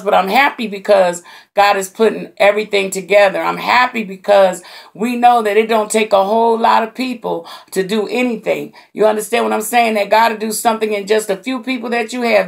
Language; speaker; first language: English; native; English